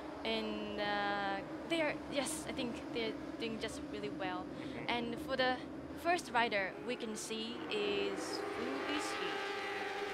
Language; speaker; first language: English; non-native, fluent; Japanese